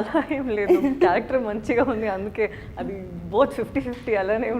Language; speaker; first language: Telugu; non-native, fluent; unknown